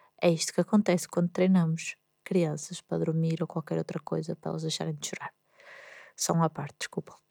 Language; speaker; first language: Portuguese; native; Portuguese